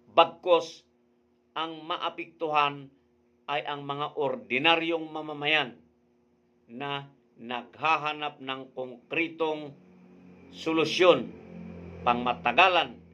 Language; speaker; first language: Filipino; non-native, local second language; Iloko